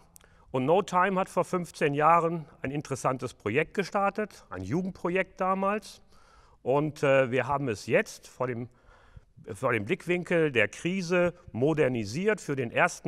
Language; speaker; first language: German; native; German